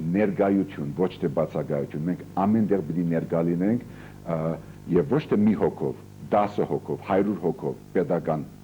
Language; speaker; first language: Armenian; early bilingual, heritage; Armenian